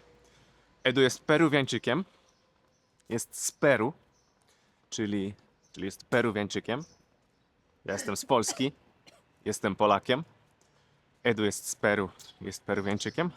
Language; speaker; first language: Polish; native; Polish